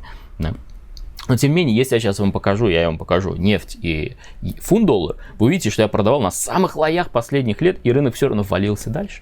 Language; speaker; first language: Russian; native; Russian